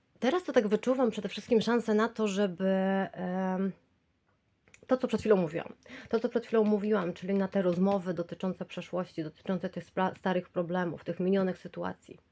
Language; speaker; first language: Polish; native; Polish